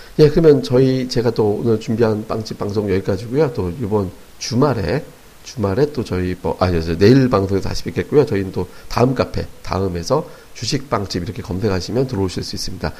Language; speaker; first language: Korean; native; Korean